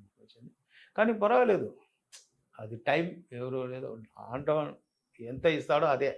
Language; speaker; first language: Telugu; non-native, local second language; Tamil